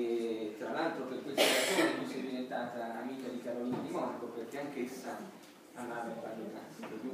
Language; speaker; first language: Italian; native; Italian